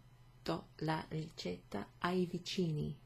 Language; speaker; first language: Italian; non-native, fluent; English